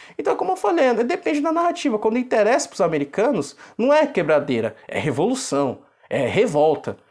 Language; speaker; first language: Portuguese; native; Portuguese